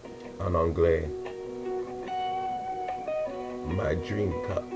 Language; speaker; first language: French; non-native, learner; English